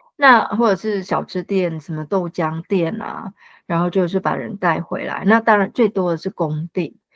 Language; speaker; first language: Chinese; non-native, fluent; Cantonese